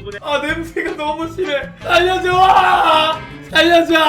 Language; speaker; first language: Korean; native; Korean